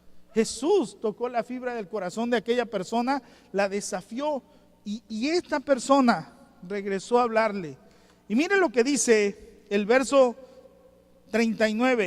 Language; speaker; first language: Spanish; native; Spanish